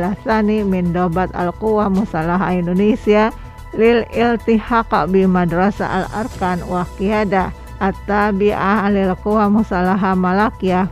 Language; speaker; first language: Arabic; non-native, fluent; Indonesian